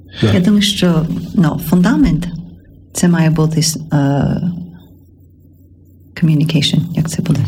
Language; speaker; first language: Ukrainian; non-native, learner; English